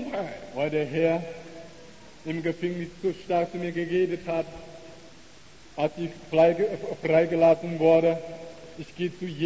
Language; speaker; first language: German; non-native, learner; Chinese